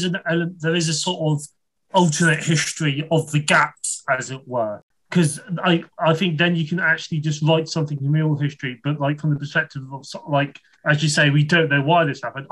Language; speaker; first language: English; native; English